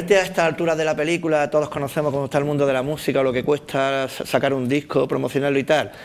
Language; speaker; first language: Spanish; native; Spanish